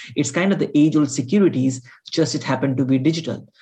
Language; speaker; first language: English; non-native, local second language; Bangla